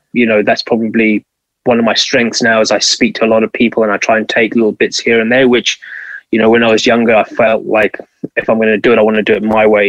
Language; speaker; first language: English; native; English